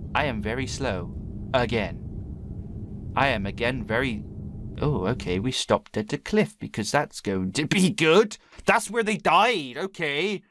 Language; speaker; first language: English; native; English